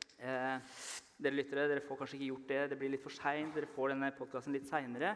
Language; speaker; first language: Norwegian; early bilingual, other home language; Persian